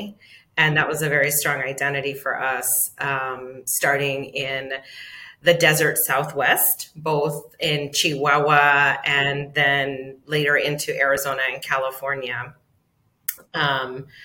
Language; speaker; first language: English; native; English